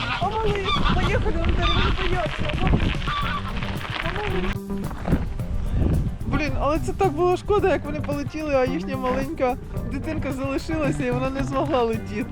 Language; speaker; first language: Ukrainian; native; Ukrainian